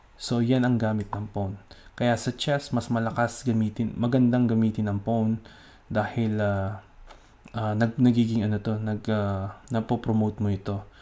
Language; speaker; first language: Filipino; native; Filipino